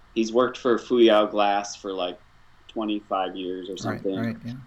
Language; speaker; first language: English; native; English